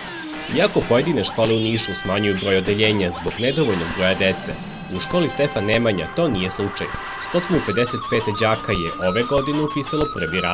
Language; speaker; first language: Serbian; native; Serbian